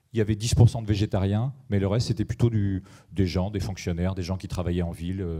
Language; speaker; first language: French; native; French